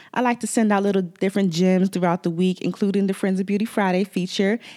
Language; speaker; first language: English; native; English